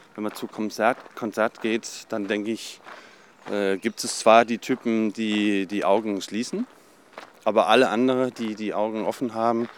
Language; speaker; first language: German; non-native, fluent; Danish